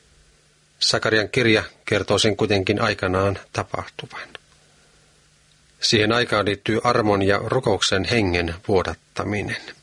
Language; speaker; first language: Finnish; native; Finnish